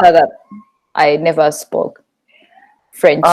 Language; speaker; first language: English; non-native, fluent; Japanese